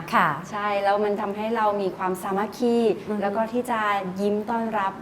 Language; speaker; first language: Thai; native; Thai